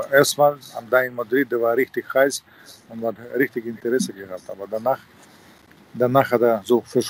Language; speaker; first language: German; non-native, fluent; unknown